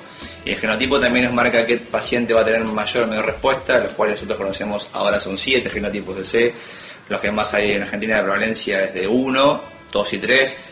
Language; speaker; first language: Spanish; native; Spanish